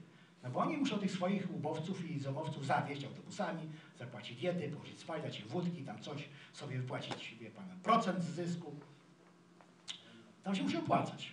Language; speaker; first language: Polish; native; Polish